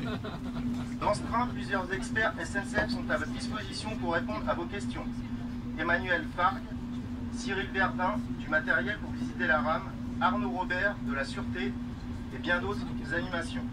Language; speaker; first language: French; native; French